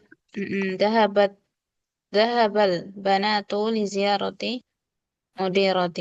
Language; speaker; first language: Arabic; non-native, fluent; Indonesian